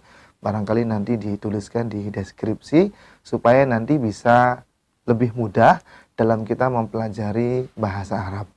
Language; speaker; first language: Indonesian; native; Indonesian